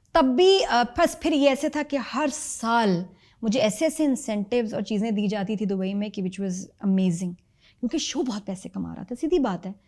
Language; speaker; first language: Urdu; native; Urdu